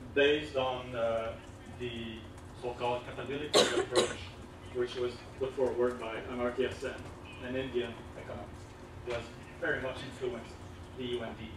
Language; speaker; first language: English; native; English